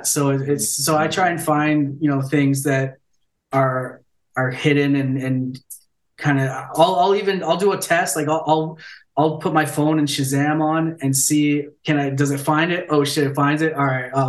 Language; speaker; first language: English; native; English